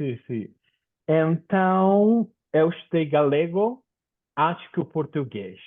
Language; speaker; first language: Portuguese; non-native, fluent; Spanish